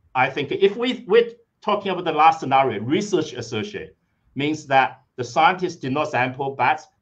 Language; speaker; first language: English; non-native, fluent; Chinese